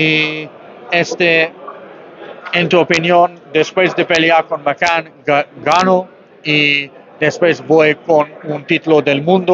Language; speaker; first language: Spanish; non-native, learner; English